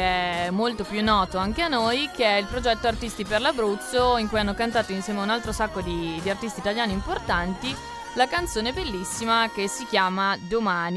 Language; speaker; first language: Italian; native; Italian